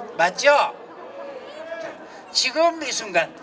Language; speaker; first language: Korean; native; Korean